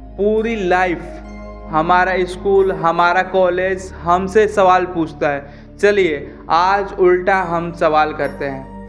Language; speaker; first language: Hindi; native; Hindi